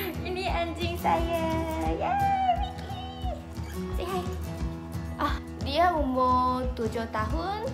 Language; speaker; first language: Indonesian; non-native, learner; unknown